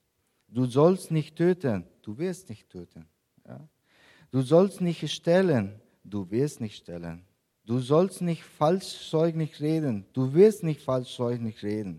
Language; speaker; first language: German; non-native, fluent; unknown